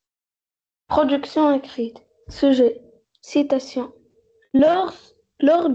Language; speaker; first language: French; non-native, learner; Arabic